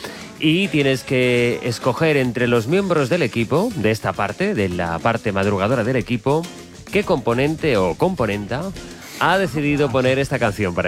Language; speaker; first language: Spanish; native; Spanish